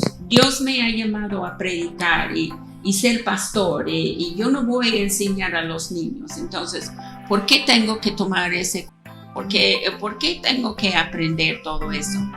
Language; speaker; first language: Spanish; non-native, fluent; English